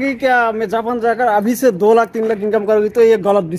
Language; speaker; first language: Hindi; non-native, fluent; Bangla